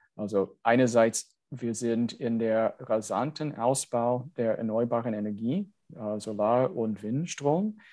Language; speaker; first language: German; non-native, fluent; English